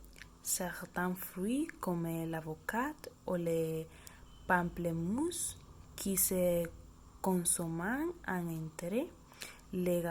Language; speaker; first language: French; non-native, learner; Spanish